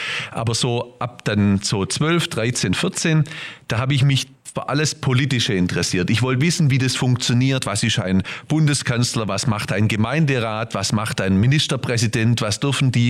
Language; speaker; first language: German; native; German